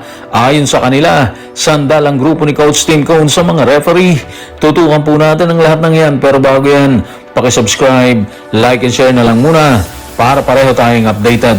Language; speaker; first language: Filipino; native; Filipino